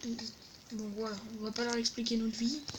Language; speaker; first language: French; native; French